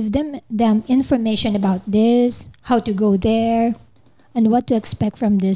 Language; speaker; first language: English; non-native, local second language; Filipino